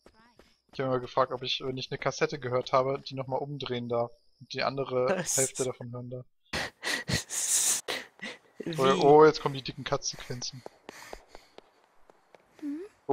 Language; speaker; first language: German; native; German